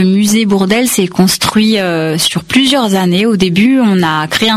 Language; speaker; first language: French; non-native, fluent; Kannada